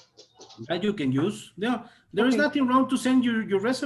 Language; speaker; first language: English; non-native, fluent; Spanish